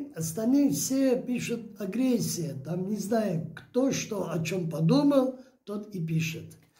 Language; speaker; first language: Russian; non-native, local second language; Azerbaijani